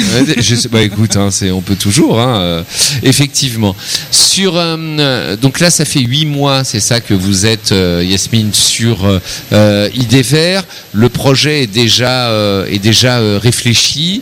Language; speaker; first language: French; native; French